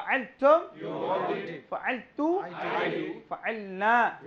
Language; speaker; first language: Arabic; non-native, learner; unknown